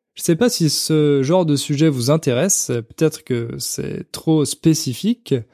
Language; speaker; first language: French; native; French